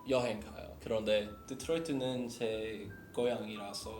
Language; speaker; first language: Korean; non-native, learner; English